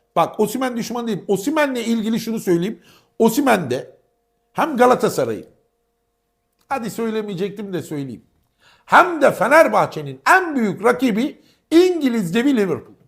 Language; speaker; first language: Turkish; native; Turkish